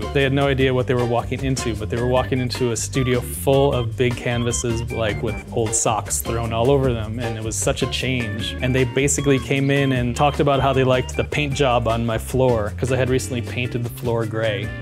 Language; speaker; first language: English; native; English